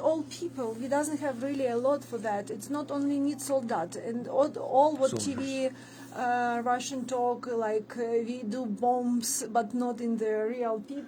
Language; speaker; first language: English; non-native, learner; Ukrainian